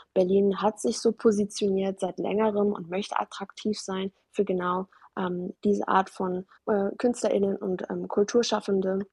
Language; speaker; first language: German; early bilingual, other home language; Persian